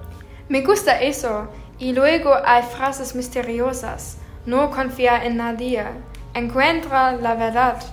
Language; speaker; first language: Spanish; non-native, learner; German